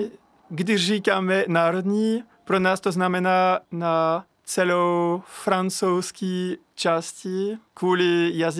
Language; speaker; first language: Czech; non-native, learner; French